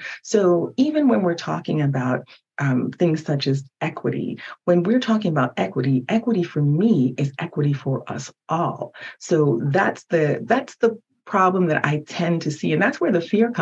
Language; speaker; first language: English; early bilingual, other home language; Haitian Creole